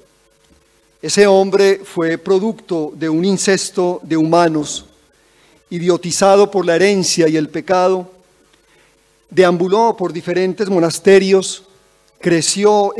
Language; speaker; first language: Spanish; native; Spanish